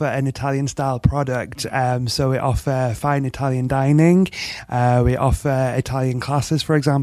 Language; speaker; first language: English; native; English